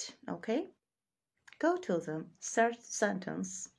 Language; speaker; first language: English; non-native, learner; Georgian